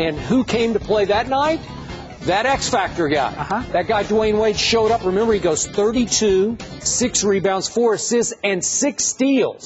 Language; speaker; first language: English; native; English